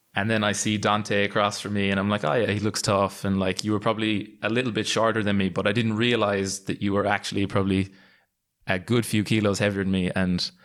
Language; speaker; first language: English; native; English